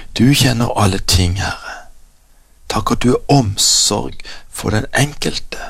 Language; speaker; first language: Norwegian; native; Norwegian